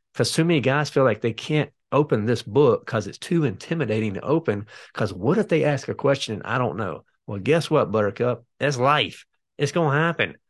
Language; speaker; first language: English; native; English